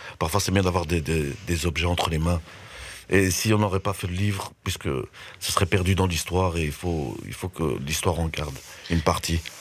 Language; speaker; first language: French; native; French